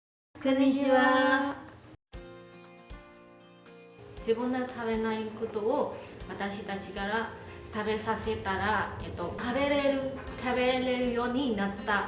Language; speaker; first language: Japanese; non-native, learner; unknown